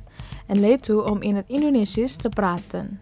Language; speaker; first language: Dutch; non-native, learner; Indonesian